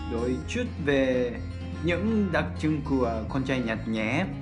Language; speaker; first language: Vietnamese; non-native, fluent; Japanese